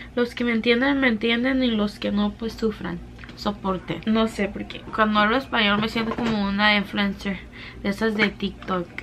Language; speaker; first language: Spanish; early bilingual, other home language; English